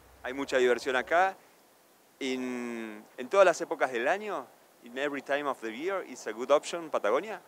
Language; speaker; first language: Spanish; native; Spanish